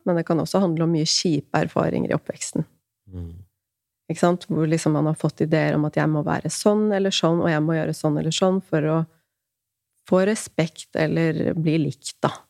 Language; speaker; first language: Norwegian; native; Norwegian